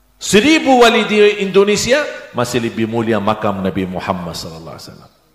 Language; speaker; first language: Indonesian; non-native, fluent; Arabic